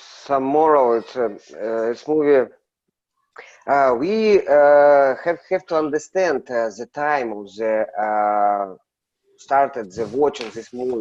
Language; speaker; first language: English; non-native, learner; Russian